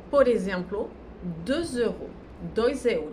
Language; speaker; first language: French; non-native, fluent; Portuguese